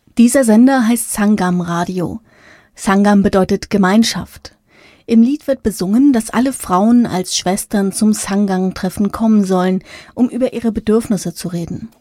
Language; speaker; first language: German; native; German